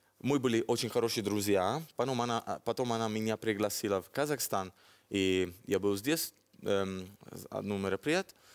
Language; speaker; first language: Russian; non-native, learner; Italian